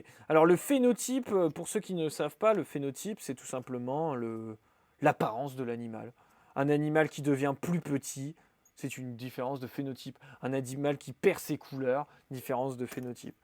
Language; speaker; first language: French; native; French